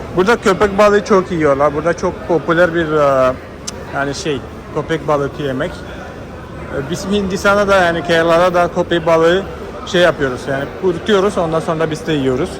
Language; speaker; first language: Turkish; non-native, fluent; Malayalam